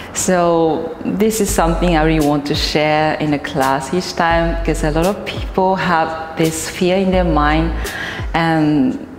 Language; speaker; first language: English; non-native, fluent; Japanese